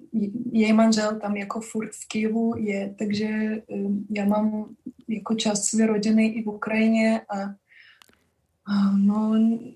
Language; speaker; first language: Czech; non-native, fluent; Russian